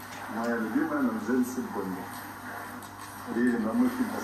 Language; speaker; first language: Russian; native; Russian